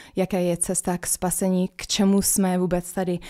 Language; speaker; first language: Czech; non-native, fluent; English